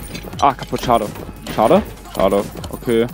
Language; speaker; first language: German; native; German